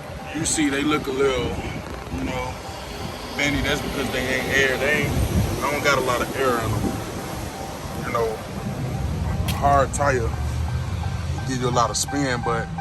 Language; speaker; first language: English; native; English